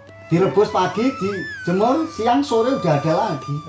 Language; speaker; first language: Indonesian; non-native, local second language; Javanese